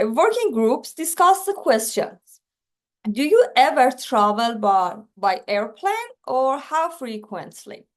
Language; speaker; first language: English; non-native, learner; Persian